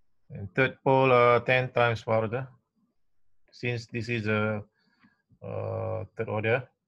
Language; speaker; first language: English; non-native, local second language; Malay